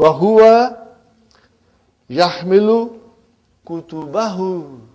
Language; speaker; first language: Arabic; non-native, fluent; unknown